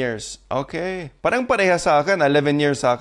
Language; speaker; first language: Filipino; non-native, fluent; English